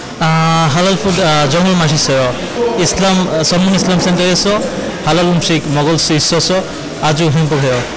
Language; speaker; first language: Korean; non-native, learner; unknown